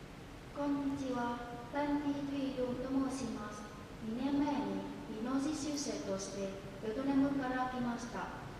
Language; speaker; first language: Japanese; non-native, fluent; Vietnamese